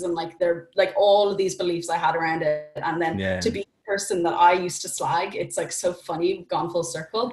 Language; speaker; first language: English; native; English